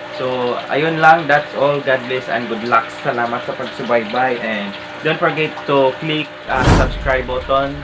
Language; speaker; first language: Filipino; non-native, local second language; Cebuano